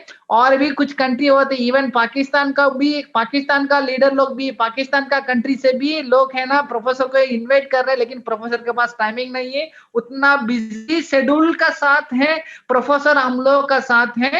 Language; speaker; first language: Hindi; non-native, local second language; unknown